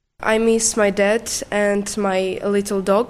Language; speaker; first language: English; non-native, learner; Ukrainian